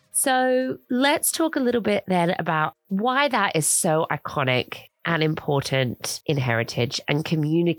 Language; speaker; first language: English; native; English